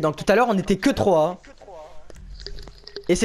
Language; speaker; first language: French; native; French